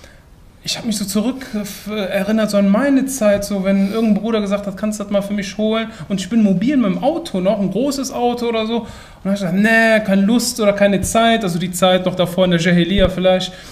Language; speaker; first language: German; native; German